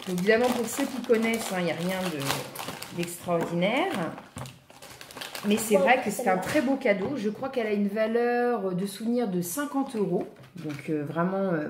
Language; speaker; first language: French; native; French